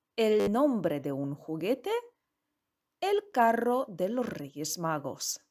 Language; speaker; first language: Spanish; non-native, fluent; Polish